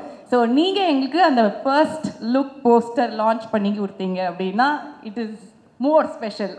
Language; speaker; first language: Tamil; native; Tamil